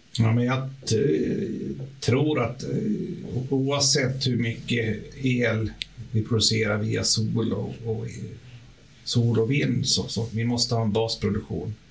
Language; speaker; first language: Swedish; native; Swedish